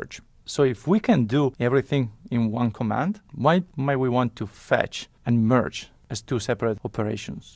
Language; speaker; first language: English; non-native, fluent; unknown